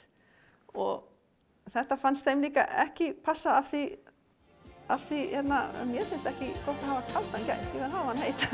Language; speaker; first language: Icelandic; non-native, fluent; Afrikaans